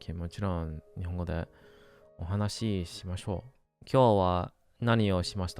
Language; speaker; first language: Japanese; non-native, learner; English